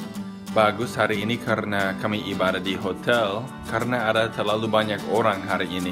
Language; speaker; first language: Indonesian; non-native, fluent; English